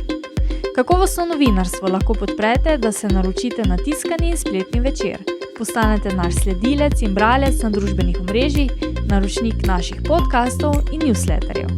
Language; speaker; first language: Slovenian; native; Slovenian